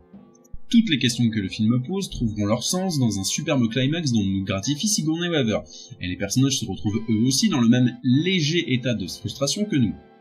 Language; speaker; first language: French; native; French